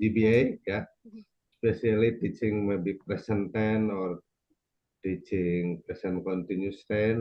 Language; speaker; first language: English; non-native, learner; Indonesian